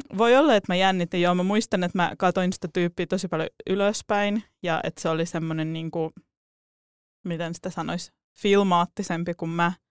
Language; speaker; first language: Finnish; early bilingual, other home language; Russian